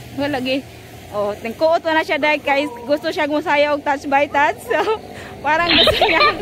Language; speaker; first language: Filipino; non-native, local second language; Cebuano